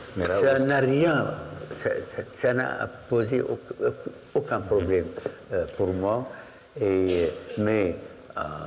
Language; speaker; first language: French; non-native, fluent; Arabic